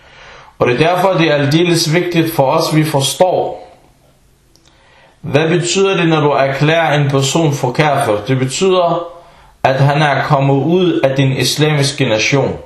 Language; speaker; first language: Danish; non-native, fluent; Arabic